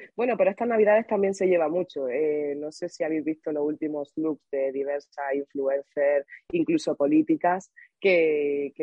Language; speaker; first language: Spanish; native; Spanish